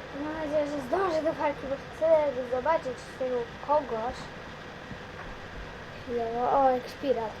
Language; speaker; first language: Polish; native; Polish